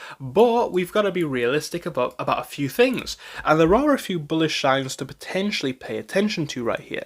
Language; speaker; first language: English; native; English